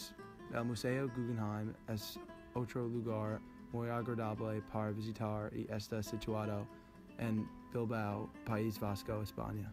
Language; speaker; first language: Spanish; non-native, learner; English